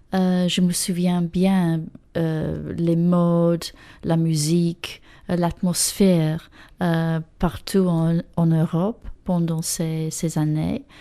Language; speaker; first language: French; non-native, fluent; English